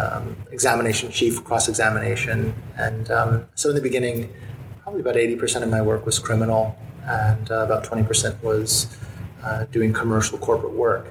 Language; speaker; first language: English; native; English